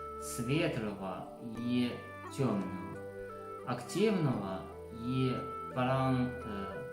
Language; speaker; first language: Russian; non-native, learner; Chinese